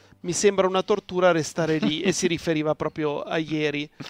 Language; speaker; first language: Italian; native; Italian